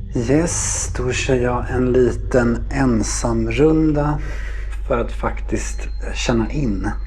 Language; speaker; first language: Swedish; native; Swedish